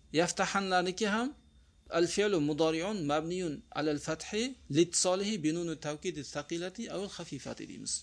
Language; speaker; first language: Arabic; non-native, fluent; Uzbek